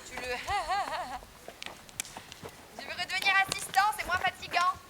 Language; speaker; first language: French; native; French